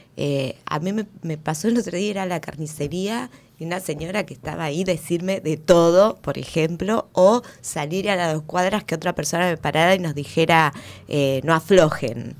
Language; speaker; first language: Spanish; native; Spanish